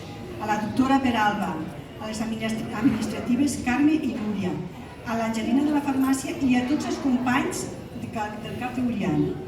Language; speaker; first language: Catalan; native; Catalan